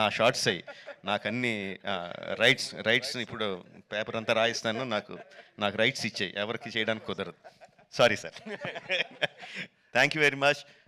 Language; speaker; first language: Telugu; native; Telugu